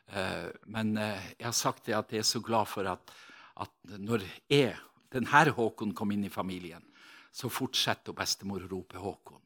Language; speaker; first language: Norwegian; native; Norwegian